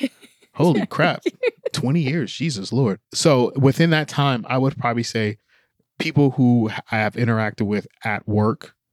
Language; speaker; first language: English; native; English